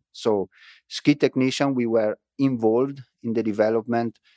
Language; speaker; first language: English; non-native, fluent; Italian